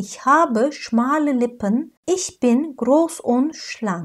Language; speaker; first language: German; non-native, fluent; Turkish